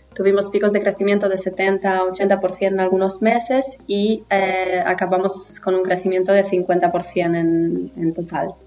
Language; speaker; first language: Spanish; non-native, fluent; Polish